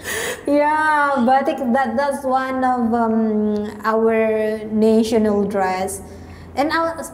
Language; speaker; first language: English; non-native, learner; Indonesian